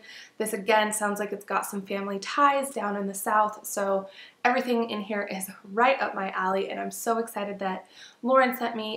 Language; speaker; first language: English; native; English